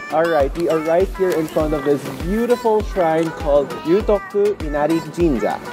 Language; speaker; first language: English; non-native, local second language; Filipino